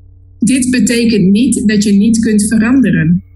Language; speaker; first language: Dutch; non-native, learner; Spanish